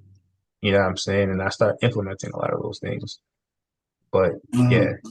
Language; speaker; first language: English; native; English